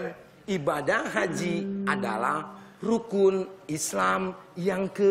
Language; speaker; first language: Indonesian; native; Indonesian